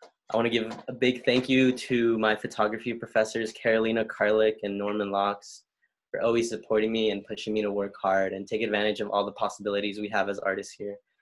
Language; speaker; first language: English; early bilingual, other home language; Spanish